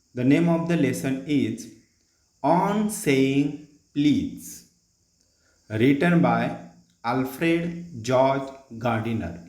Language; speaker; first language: English; non-native, local second language; Marathi